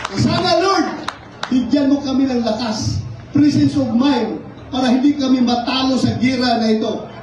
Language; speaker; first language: Filipino; non-native, local second language; Cebuano